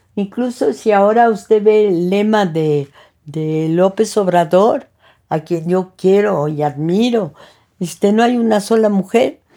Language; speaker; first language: Spanish; early bilingual, other home language; French